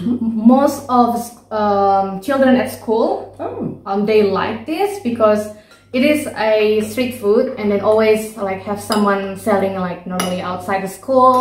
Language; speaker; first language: English; non-native, learner; Indonesian